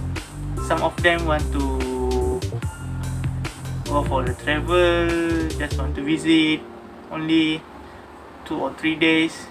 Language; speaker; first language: English; non-native, learner; Malay